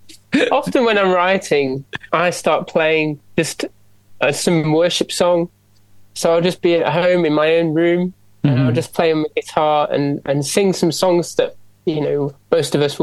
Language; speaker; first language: English; native; English